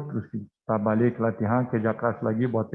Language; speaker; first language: Indonesian; non-native, fluent; Portuguese